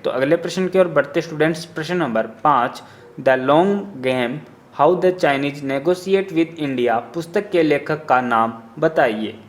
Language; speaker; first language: Hindi; native; Hindi